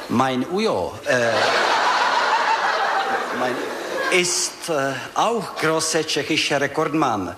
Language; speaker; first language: German; non-native, learner; Czech